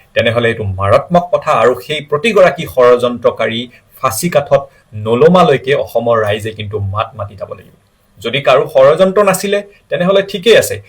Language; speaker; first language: Assamese; native; Assamese